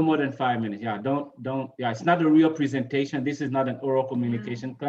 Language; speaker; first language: English; native; English